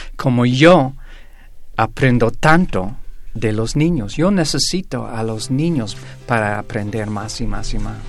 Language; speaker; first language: Spanish; non-native, fluent; English